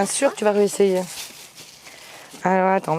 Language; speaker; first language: French; native; French